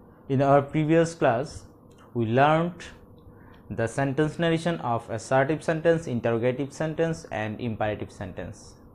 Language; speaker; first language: English; non-native, local second language; Bangla